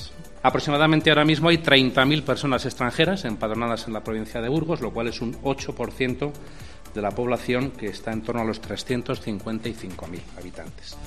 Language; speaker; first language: Spanish; native; Spanish